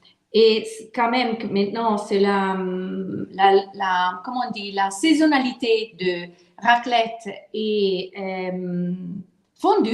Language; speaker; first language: French; non-native, fluent; Italian